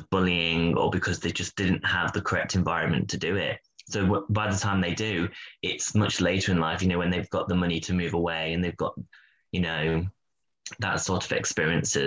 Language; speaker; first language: English; native; English